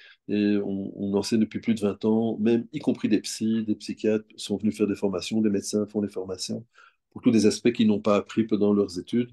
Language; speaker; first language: French; native; French